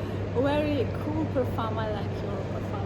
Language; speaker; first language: English; non-native, learner; Russian